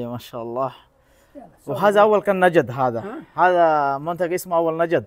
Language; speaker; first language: Arabic; non-native, learner; Bangla